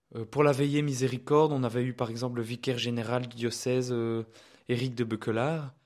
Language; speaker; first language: French; native; French